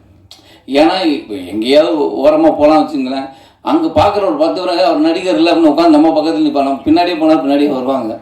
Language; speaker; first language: Tamil; native; Tamil